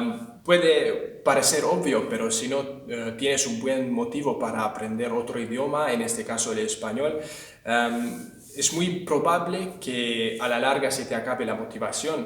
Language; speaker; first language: Spanish; non-native, fluent; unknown